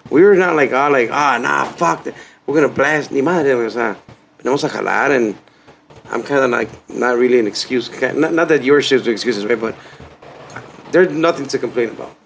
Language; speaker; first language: English; early bilingual, other home language; Spanish